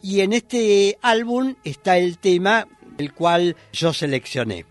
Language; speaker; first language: Spanish; native; Spanish